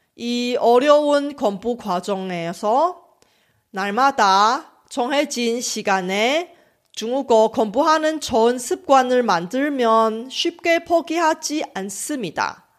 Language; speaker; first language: Korean; non-native, local second language; Chinese